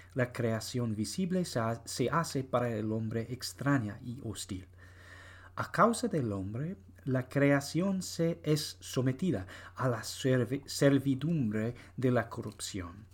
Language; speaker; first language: Spanish; non-native, learner; English